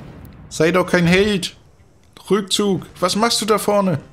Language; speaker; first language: German; native; German